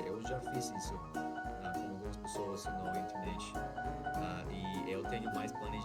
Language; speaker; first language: Portuguese; non-native, learner; English